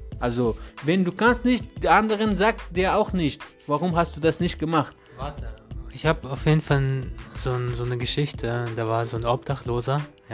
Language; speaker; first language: German; non-native, learner; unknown